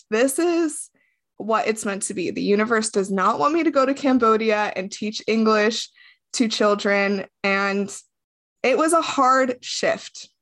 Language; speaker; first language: English; native; English